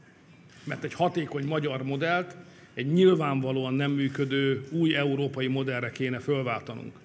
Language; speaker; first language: Hungarian; native; Hungarian